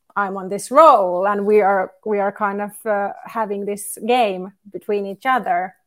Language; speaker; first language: English; non-native, fluent; Finnish